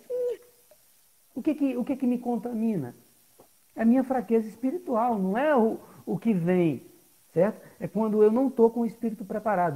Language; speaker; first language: Portuguese; native; Portuguese